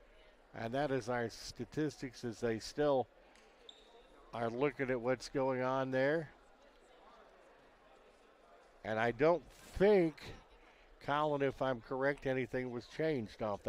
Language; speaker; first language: English; native; English